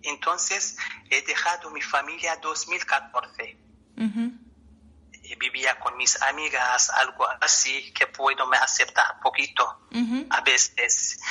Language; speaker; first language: Spanish; non-native, learner; Arabic